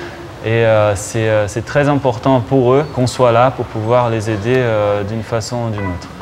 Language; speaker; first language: French; native; French